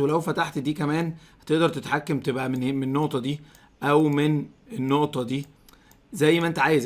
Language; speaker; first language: Arabic; native; Arabic